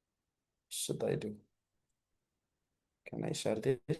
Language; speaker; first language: English; non-native, fluent; Indonesian